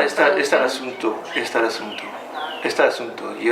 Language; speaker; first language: Spanish; non-native, learner; French